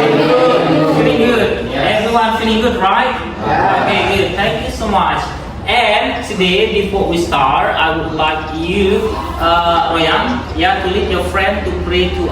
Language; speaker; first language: English; non-native, fluent; Indonesian